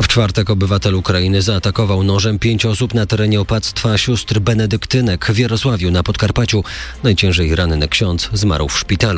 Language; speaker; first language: Polish; native; Polish